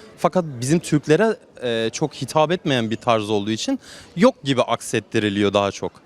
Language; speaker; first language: Turkish; native; Turkish